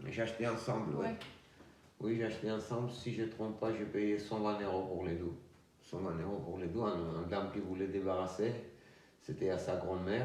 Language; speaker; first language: French; non-native, fluent; Georgian